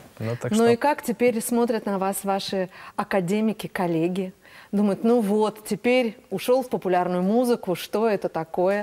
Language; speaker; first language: Russian; native; Russian